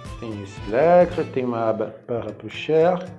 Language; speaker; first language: Portuguese; non-native, fluent; French